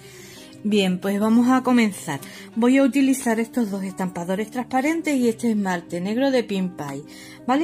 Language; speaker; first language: Spanish; native; Spanish